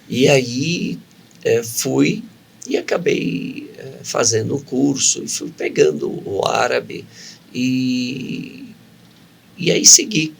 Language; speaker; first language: Portuguese; early bilingual, other home language; Arabic